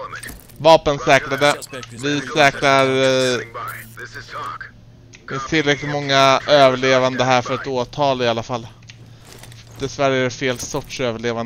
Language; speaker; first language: Swedish; native; Swedish